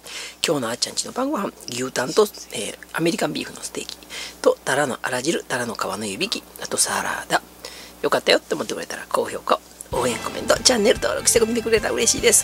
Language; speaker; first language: Japanese; native; Japanese